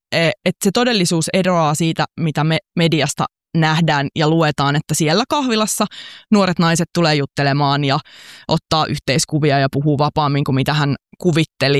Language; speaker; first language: Finnish; native; Finnish